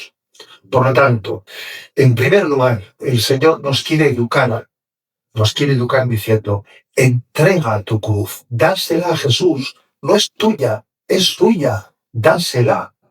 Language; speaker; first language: Spanish; native; Spanish